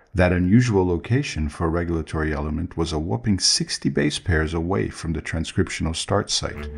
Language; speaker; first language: English; non-native, fluent; Portuguese